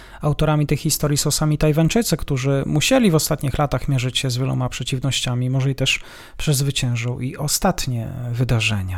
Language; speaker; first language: Polish; native; Polish